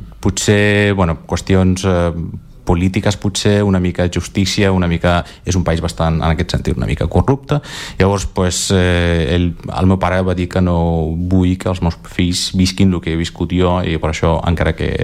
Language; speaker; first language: Catalan; early bilingual, other home language; Azerbaijani